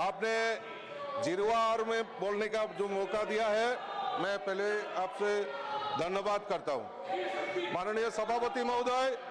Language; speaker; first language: Hindi; non-native, local second language; Bangla